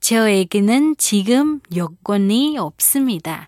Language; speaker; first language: Korean; non-native, fluent; Vietnamese